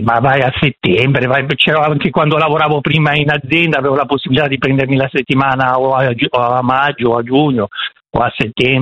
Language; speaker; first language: Italian; native; Italian